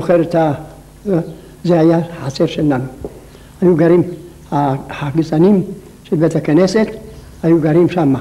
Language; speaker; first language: Hebrew; non-native, local second language; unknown